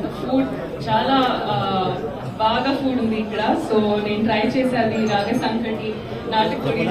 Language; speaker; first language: Telugu; non-native, local second language; Hindi